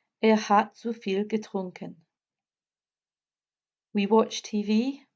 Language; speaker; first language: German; non-native, fluent; English